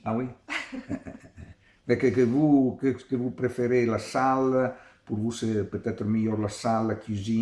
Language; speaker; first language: French; non-native, learner; Italian